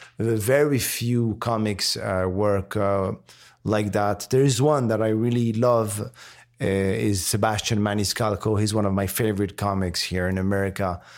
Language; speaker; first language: English; non-native, fluent; French